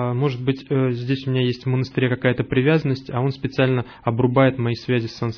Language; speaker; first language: Russian; native; Russian